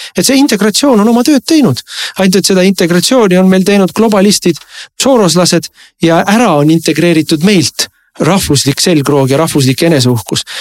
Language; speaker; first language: Estonian; native; Estonian